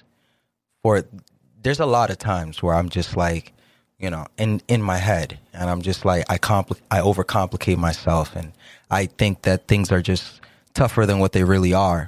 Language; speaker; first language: English; early bilingual, other home language; Spanish